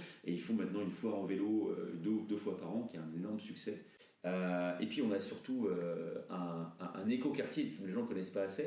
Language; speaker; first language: French; native; French